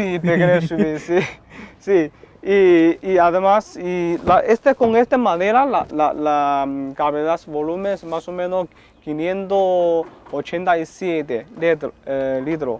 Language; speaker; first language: Spanish; non-native, learner; Chinese